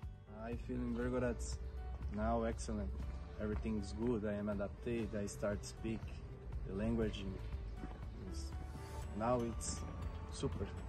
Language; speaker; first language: English; non-native, learner; Portuguese